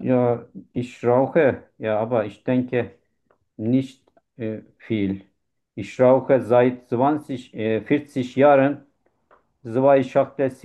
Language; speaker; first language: German; non-native, learner; Turkish